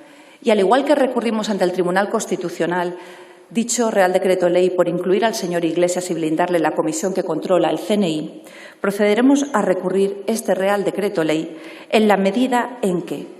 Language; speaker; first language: Spanish; native; Spanish